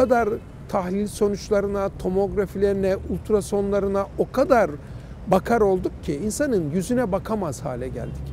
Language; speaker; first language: Turkish; native; Turkish